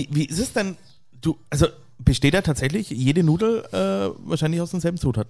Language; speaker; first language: German; native; German